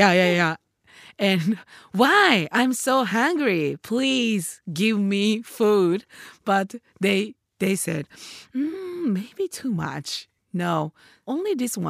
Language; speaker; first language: English; non-native, learner; Japanese